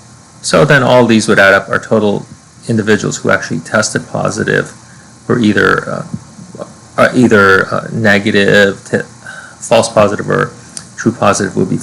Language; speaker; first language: English; native; English